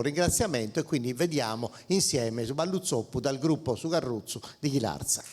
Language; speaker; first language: Italian; native; Italian